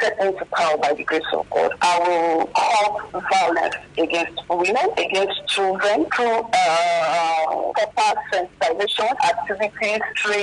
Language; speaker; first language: English; non-native, local second language; Ibibio